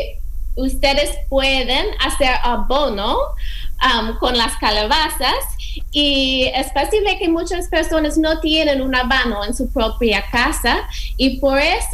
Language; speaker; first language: Spanish; non-native, fluent; English